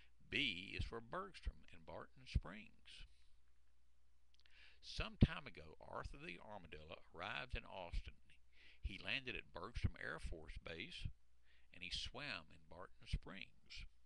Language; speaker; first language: English; native; English